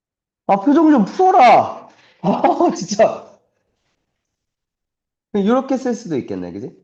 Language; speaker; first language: Korean; native; Korean